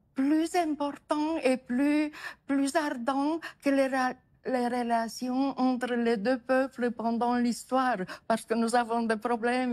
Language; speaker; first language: French; non-native, fluent; Romanian